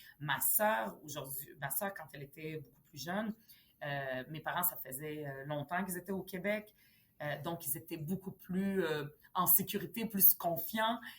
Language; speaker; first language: French; early bilingual, other home language; Arabic